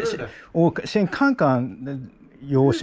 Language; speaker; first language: Chinese; non-native, learner; Japanese